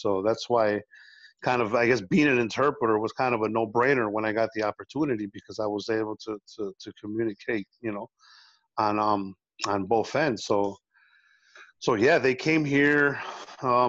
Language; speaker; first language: English; early bilingual, other home language; Spanish